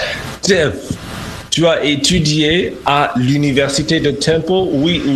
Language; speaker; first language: French; non-native, fluent; English